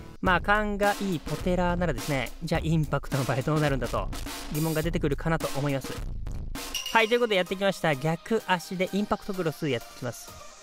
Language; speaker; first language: Japanese; native; Japanese